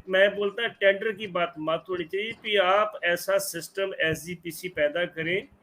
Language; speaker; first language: Hindi; non-native, local second language; Punjabi